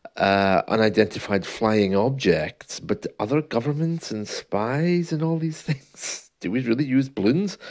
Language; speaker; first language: English; native; English